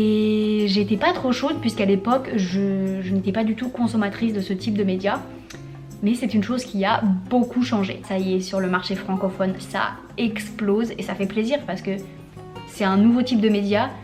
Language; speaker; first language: French; native; French